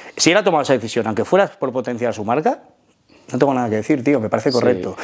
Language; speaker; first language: Spanish; native; Spanish